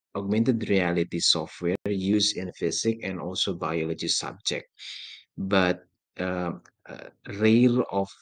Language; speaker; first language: English; non-native, fluent; Indonesian